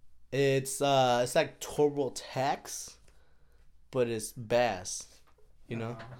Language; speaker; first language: English; early bilingual, other home language; Spanish